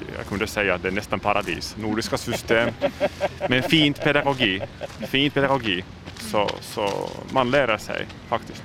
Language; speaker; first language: Swedish; non-native, local second language; Finnish